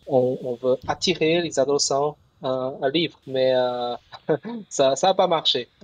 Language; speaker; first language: French; non-native, learner; Chinese